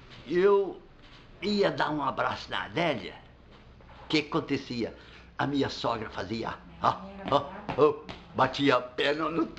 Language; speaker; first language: Portuguese; non-native, fluent; Arabic